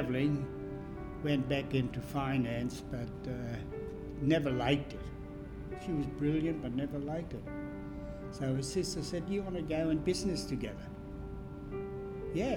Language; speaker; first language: English; non-native, fluent; German